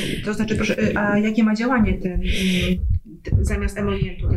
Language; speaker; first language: Polish; native; Polish